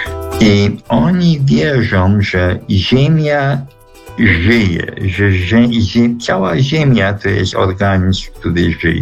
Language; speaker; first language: Polish; early bilingual, heritage; Polish